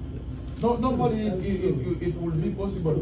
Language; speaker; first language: English; non-native, learner; French